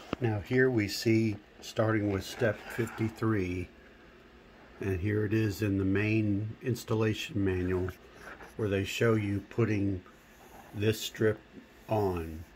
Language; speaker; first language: English; native; English